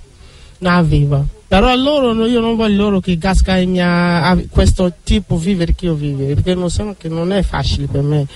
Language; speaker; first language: Italian; non-native, learner; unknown